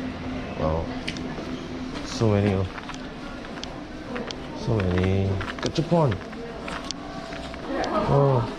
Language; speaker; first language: English; non-native, local second language; Chinese